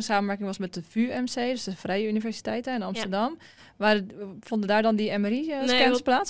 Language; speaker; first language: Dutch; native; Dutch